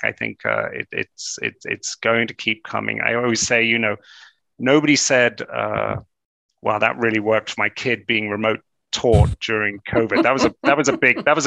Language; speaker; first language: English; native; English